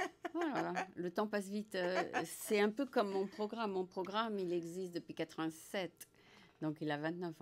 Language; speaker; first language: French; native; French